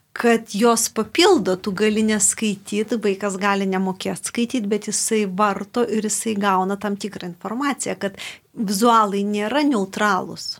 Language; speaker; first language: Lithuanian; native; Lithuanian